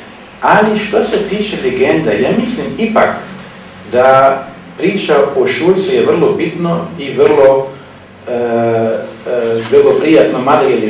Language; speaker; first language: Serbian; non-native, fluent; German